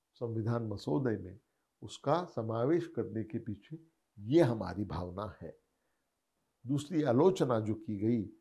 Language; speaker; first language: Hindi; non-native, local second language; Marathi